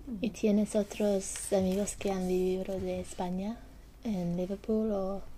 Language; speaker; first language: Spanish; non-native, learner; English